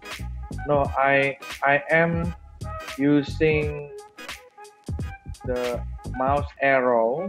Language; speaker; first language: English; non-native, fluent; Indonesian